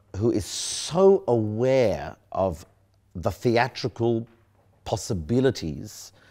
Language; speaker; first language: English; native; English